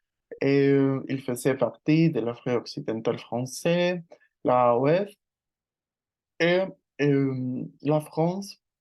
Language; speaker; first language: French; non-native, learner; Spanish